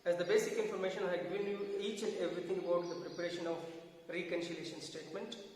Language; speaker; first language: English; non-native, local second language; Kannada